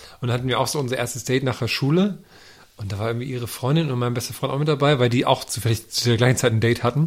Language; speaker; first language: German; native; German